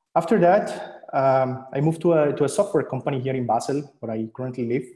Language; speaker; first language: English; non-native, fluent; Spanish